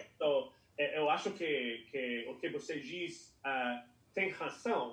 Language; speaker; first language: Portuguese; non-native, fluent; English